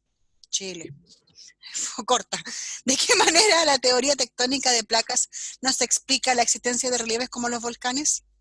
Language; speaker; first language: Spanish; native; Spanish